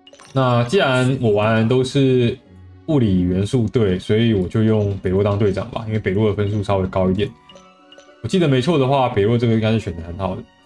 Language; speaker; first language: Chinese; native; Chinese